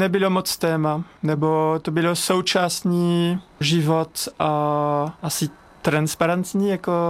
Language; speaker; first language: Czech; non-native, fluent; French